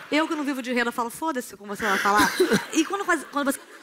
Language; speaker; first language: Portuguese; native; Portuguese